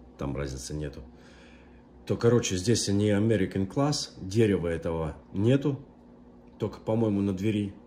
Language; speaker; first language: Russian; native; Russian